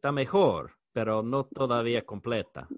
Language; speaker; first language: Spanish; non-native, learner; English